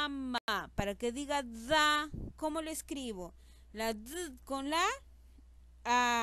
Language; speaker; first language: Spanish; native; Spanish